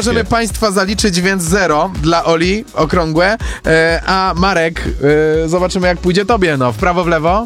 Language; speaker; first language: Polish; native; Polish